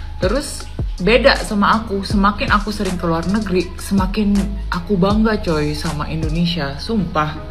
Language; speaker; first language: Indonesian; native; Indonesian